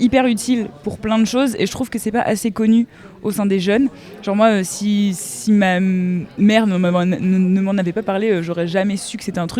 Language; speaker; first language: French; native; French